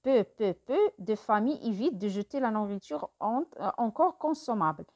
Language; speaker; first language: French; non-native, local second language; Arabic